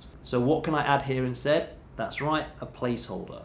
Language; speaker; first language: English; native; English